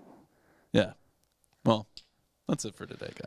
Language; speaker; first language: English; native; English